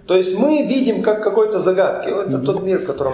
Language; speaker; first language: Polish; non-native, learner; Russian